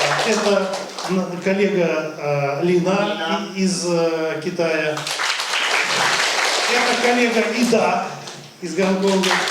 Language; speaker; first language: Russian; native; Russian